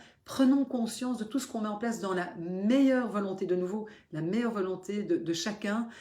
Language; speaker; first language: French; native; French